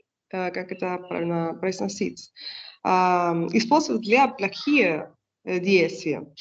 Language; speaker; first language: Russian; non-native, learner; Spanish